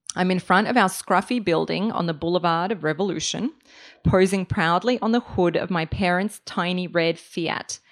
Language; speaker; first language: English; native; English